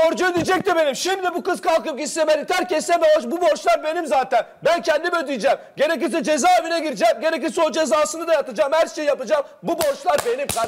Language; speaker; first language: Turkish; native; Turkish